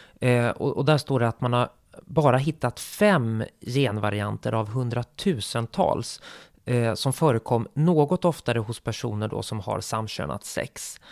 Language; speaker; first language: Swedish; native; Swedish